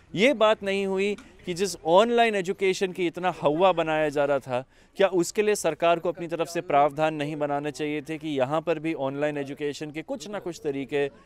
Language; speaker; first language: Hindi; native; Hindi